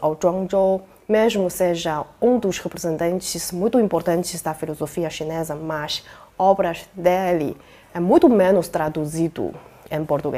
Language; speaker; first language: Portuguese; non-native, fluent; Chinese